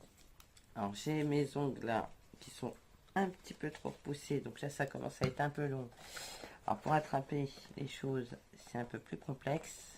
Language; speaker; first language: French; native; French